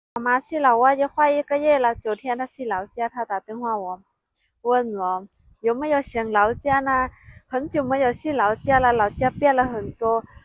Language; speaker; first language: Chinese; non-native, learner; Lao